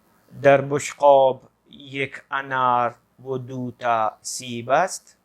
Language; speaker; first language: Persian; non-native, fluent; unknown